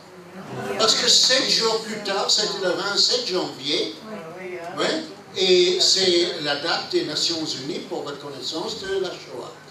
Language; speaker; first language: French; non-native, fluent; English